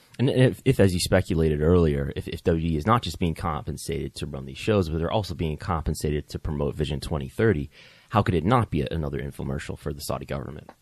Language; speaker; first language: English; native; English